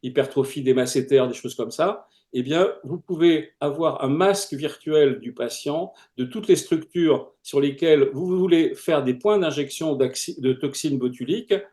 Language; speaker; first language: French; native; French